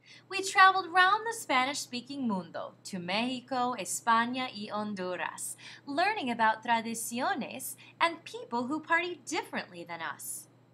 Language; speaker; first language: English; native; English